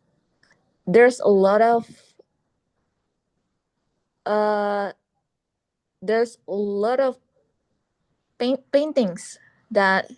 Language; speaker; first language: English; non-native, learner; Indonesian